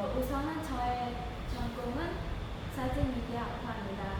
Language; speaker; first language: Korean; non-native, learner; Khmer